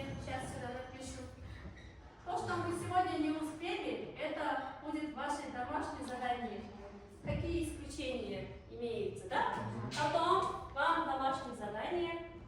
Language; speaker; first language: Russian; non-native, local second language; Kyrgyz